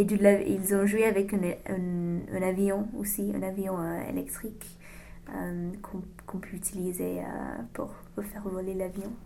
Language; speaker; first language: French; non-native, learner; English